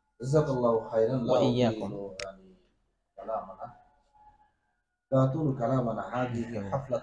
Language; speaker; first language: Arabic; non-native, learner; Bangla